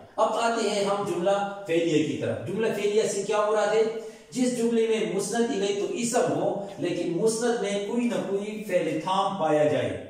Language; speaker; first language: Urdu; non-native, local second language; Pashto